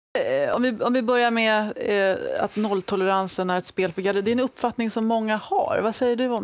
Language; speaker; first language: Swedish; native; Swedish